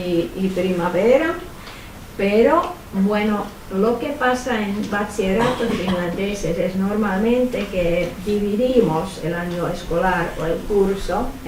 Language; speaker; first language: Spanish; non-native, fluent; Finnish